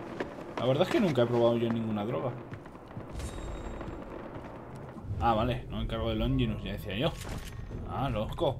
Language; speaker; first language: Spanish; native; Spanish